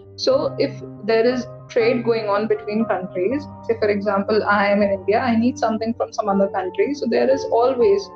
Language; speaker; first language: English; non-native, local second language; Hindi